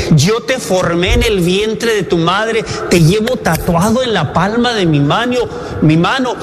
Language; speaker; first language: Spanish; native; Spanish